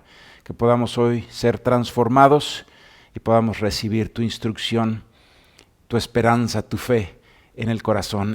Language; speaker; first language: Spanish; native; Spanish